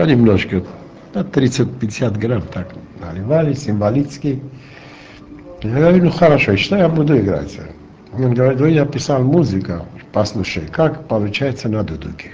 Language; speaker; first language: Russian; non-native, local second language; Armenian